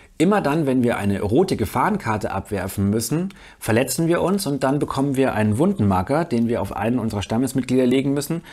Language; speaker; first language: German; native; German